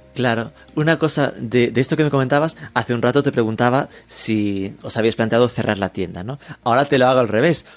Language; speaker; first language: Spanish; native; Spanish